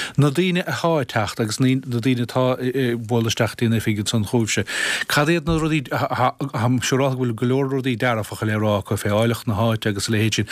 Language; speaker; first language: Irish; native; Irish